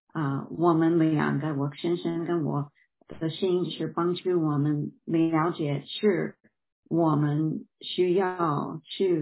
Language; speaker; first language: Chinese; non-native, fluent; English